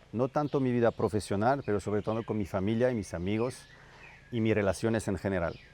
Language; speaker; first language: Spanish; non-native, fluent; French